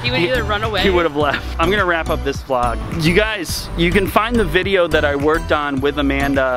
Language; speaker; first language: English; native; English